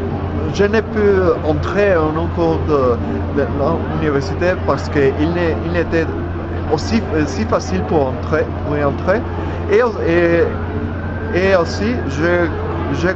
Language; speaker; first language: French; non-native, learner; Spanish